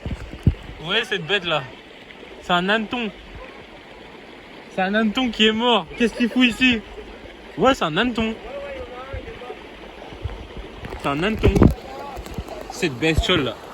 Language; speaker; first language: French; native; French